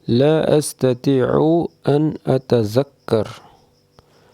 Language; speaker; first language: Arabic; non-native, fluent; Urdu